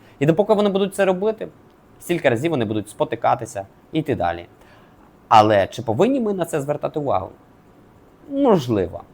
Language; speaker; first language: Ukrainian; native; Ukrainian